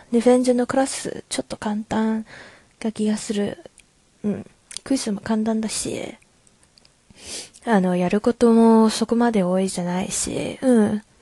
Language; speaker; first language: Japanese; non-native, learner; Chinese